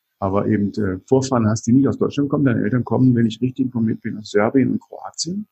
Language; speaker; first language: German; native; German